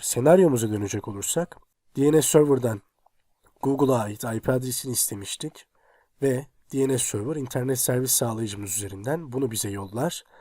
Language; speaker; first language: Turkish; native; Turkish